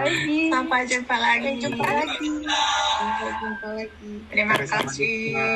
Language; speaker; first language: Indonesian; non-native, learner; Japanese